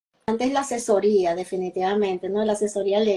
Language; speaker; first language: Spanish; native; Spanish